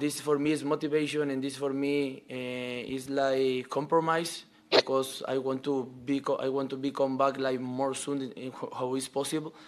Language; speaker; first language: English; non-native, learner; Spanish